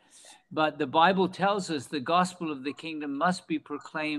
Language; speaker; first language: English; native; English